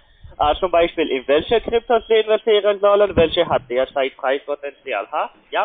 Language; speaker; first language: German; non-native, learner; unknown